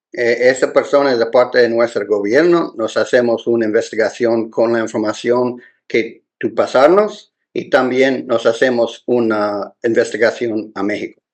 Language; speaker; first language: Spanish; non-native, learner; English